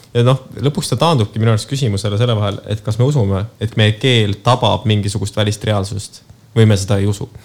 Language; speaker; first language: Estonian; native; Estonian